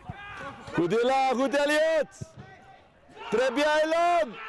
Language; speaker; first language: French; non-native, local second language; Dutch